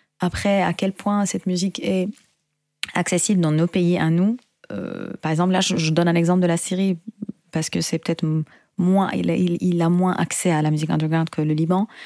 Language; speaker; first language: French; non-native, fluent; Arabic